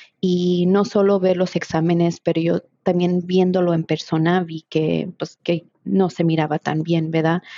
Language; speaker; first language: Spanish; early bilingual, heritage; Spanish